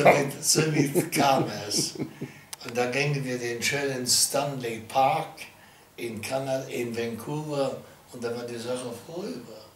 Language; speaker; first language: German; non-native, learner; English